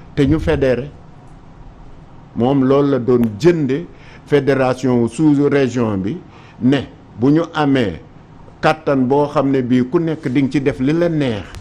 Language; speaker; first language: Wolof; non-native, local second language; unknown